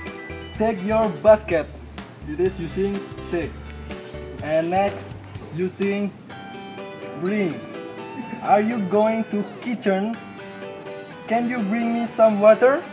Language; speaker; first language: English; non-native, learner; Indonesian